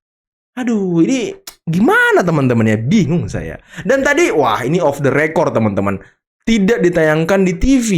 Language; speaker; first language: Indonesian; native; Indonesian